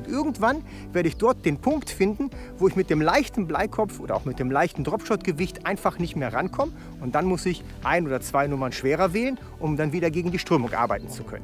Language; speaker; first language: German; native; German